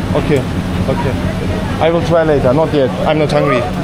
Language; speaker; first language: English; non-native, learner; Turkish